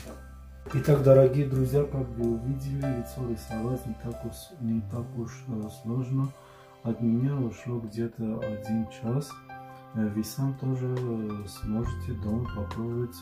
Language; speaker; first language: Russian; non-native, fluent; Armenian